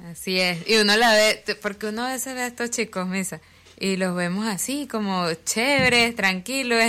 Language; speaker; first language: Spanish; native; Spanish